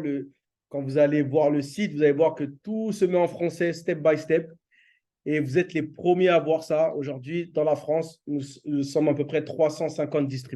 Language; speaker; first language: French; native; French